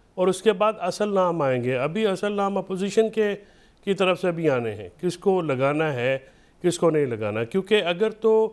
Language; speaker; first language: Urdu; native; Urdu